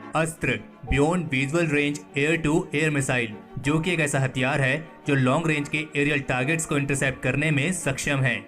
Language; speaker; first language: Hindi; native; Hindi